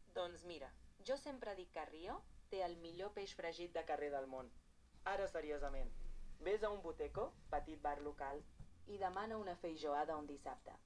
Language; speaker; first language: Catalan; non-native, fluent; Portuguese